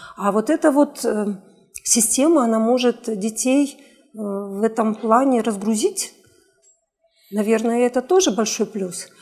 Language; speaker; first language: Russian; native; Russian